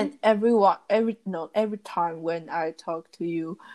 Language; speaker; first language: English; non-native, learner; Chinese